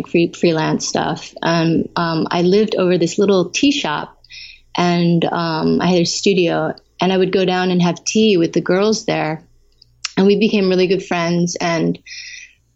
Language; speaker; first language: English; native; English